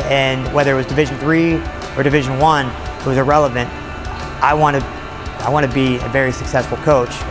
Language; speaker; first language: English; native; English